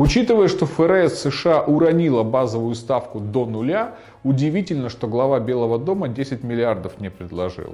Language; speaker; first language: Russian; native; Russian